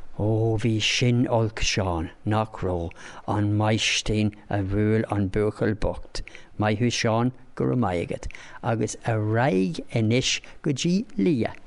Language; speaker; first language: Irish; non-native, local second language; English